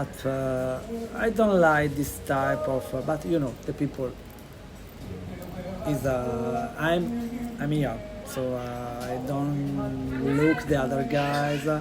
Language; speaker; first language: English; non-native, learner; Italian